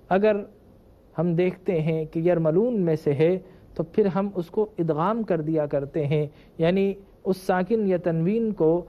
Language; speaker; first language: Urdu; native; Urdu